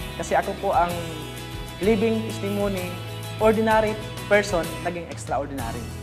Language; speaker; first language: Filipino; non-native, local second language; Cebuano